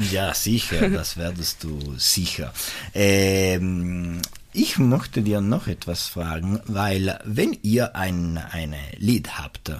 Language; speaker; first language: German; non-native, local second language; Italian